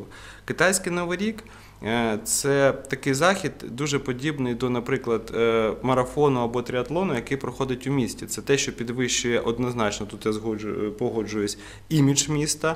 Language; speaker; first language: Ukrainian; native; Ukrainian